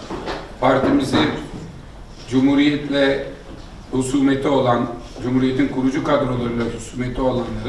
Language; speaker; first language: Turkish; native; Turkish